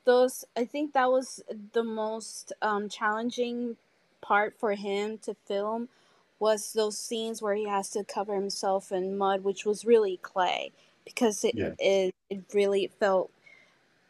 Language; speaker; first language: English; non-native, fluent; Spanish